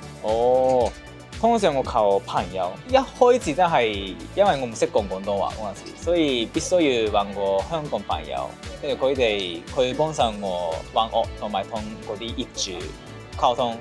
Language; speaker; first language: Cantonese; non-native, fluent; Japanese